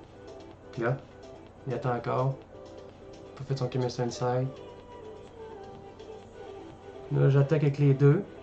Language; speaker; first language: French; native; French